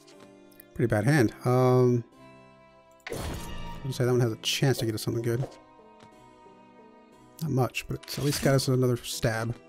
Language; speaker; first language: English; native; English